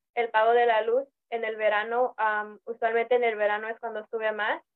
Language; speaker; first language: Spanish; early bilingual, heritage; Spanish